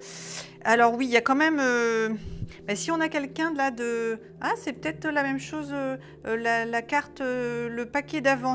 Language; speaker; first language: French; native; French